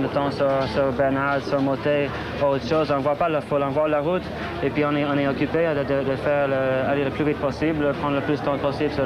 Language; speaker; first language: French; non-native, fluent; English